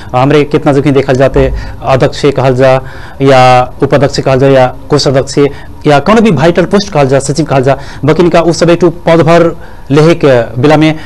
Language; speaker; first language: Bhojpuri; non-native, local second language; Rana Tharu